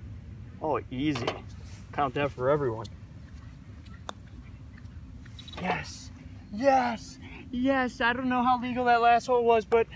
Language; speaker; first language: English; native; English